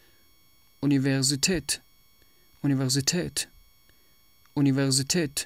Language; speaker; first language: German; non-native, fluent; Tajik